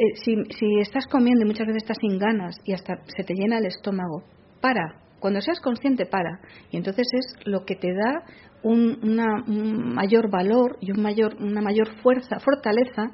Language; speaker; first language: Spanish; native; Spanish